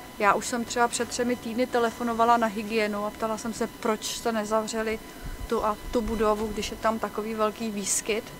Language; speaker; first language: Czech; native; Czech